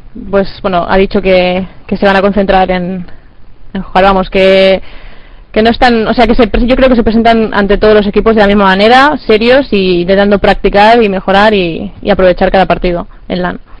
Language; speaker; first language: Spanish; native; Spanish